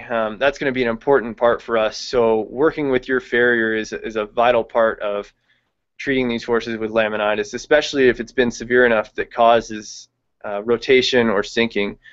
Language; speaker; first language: English; native; English